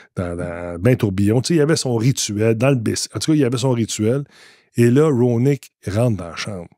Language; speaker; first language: French; native; French